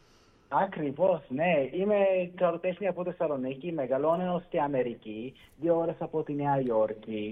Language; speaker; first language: Greek; early bilingual, heritage; Greek